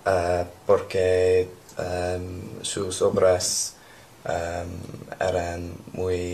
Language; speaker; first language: Spanish; non-native, learner; English